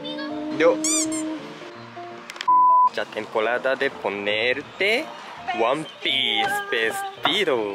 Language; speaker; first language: Spanish; non-native, learner; Japanese